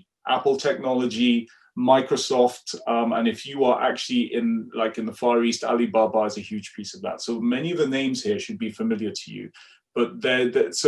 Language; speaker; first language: English; non-native, local second language; Yoruba